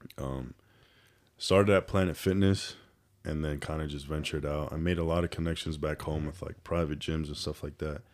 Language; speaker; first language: English; native; English